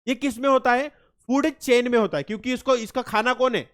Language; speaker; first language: Hindi; non-native, local second language; Marathi